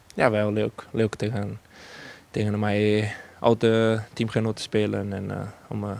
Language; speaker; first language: Dutch; non-native, fluent; Portuguese